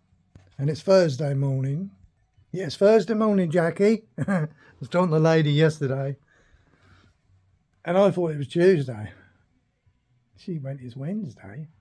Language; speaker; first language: English; native; English